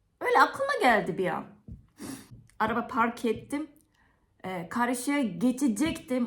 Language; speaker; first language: Turkish; non-native, fluent; Japanese